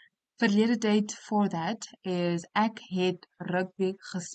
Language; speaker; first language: Afrikaans; non-native, local second language; English